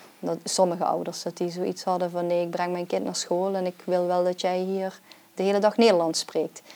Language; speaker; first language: Dutch; native; Dutch